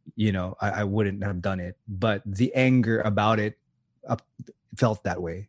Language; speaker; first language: English; native; English